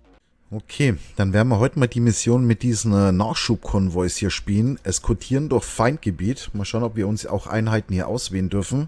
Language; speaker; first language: German; native; German